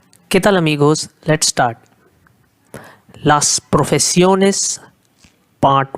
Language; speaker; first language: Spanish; non-native, fluent; Hindi